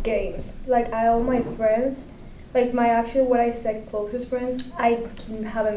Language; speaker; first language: English; non-native, fluent; Spanish